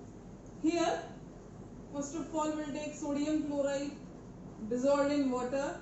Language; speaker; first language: English; non-native, local second language; Hindi